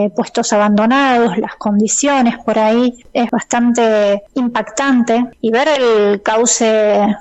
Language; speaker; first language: Spanish; native; Spanish